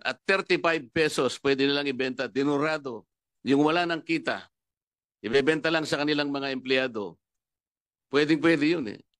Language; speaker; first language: Filipino; non-native, local second language; Pampanga